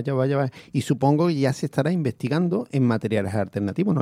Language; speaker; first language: Spanish; native; Spanish